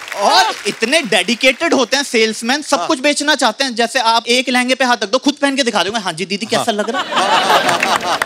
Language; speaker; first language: Hindi; native; Hindi